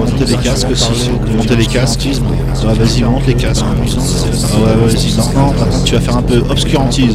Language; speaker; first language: French; native; French